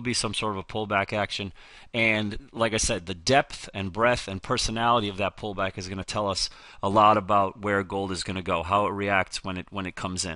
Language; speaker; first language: English; native; English